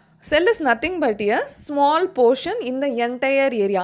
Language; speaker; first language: English; non-native, local second language; Tamil